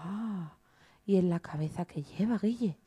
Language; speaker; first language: Spanish; native; Spanish